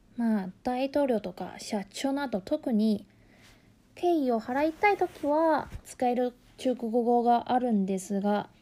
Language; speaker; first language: Japanese; non-native, fluent; Chinese